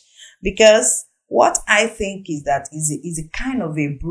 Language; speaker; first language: English; non-native, local second language; Igbo